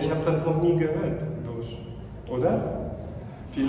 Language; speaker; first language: German; non-native, fluent; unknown